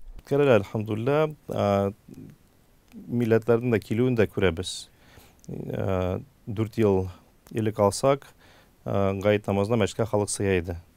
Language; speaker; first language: Tatar; native; Tatar